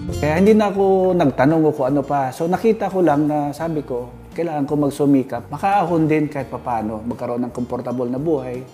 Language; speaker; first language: Filipino; non-native, local second language; Hiligaynon